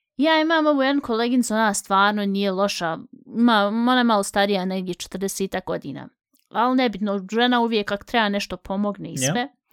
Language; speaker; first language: Bosnian; early bilingual, heritage; Bosnian